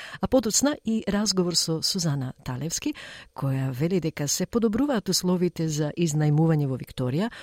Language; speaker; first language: Macedonian; native; Macedonian